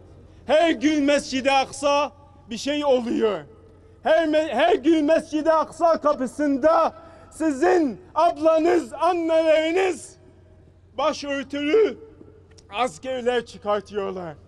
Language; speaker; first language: Turkish; non-native, fluent; Arabic